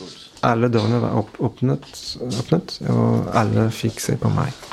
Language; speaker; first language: Norwegian; non-native, fluent; French